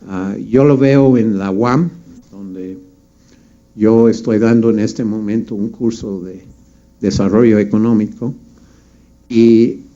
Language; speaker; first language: Spanish; non-native, fluent; English